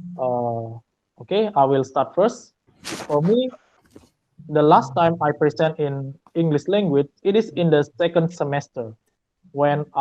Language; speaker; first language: English; non-native, learner; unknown